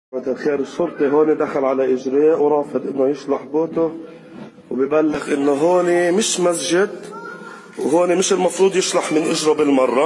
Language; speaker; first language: Arabic; native; Arabic